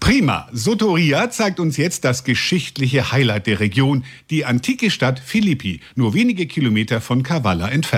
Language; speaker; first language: German; native; German